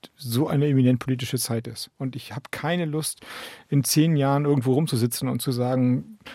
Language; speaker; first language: German; native; German